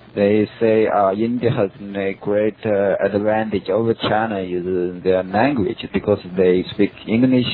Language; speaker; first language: English; non-native, learner; Chinese